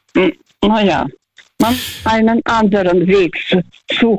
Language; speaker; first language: German; non-native, fluent; Russian